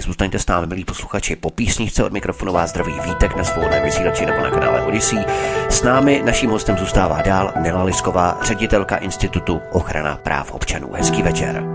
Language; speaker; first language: Czech; native; Czech